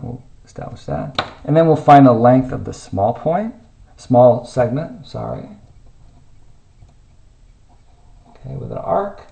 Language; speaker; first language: English; native; English